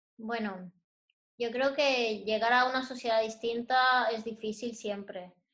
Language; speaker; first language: Spanish; native; Spanish